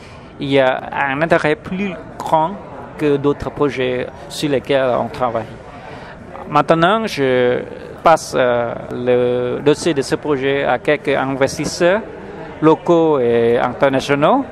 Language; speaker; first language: French; non-native, fluent; Khmer